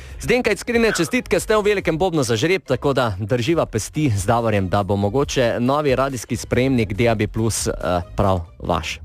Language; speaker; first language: Slovenian; native; Slovenian